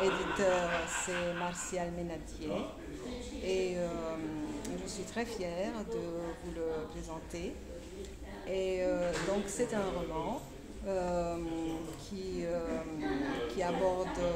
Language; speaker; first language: French; non-native, fluent; Romanian